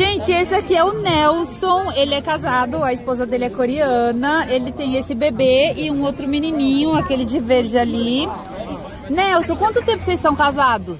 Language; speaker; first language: Portuguese; native; Portuguese